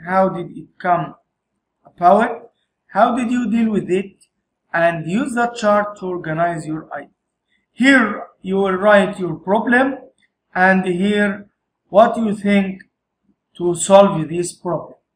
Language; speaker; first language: English; non-native, fluent; Arabic